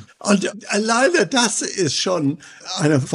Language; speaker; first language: German; non-native, fluent; English